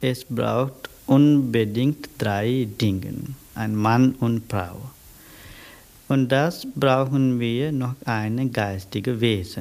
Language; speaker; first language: German; non-native, learner; Sinhala